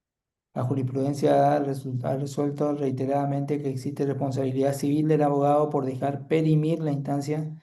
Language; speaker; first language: Spanish; native; Spanish